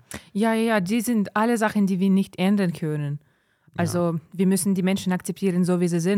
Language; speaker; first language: German; non-native, fluent; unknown